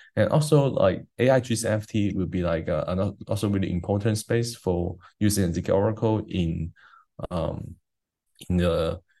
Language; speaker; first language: English; non-native, fluent; Chinese